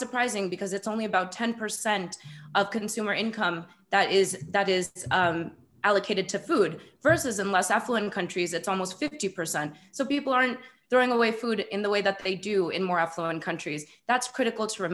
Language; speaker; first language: English; native; English